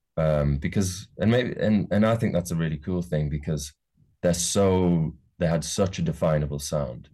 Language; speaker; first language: English; native; English